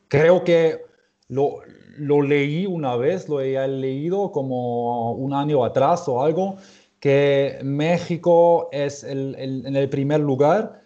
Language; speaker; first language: Spanish; non-native, fluent; German